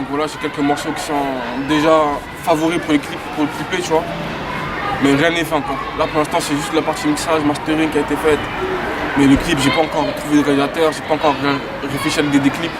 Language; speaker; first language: French; native; French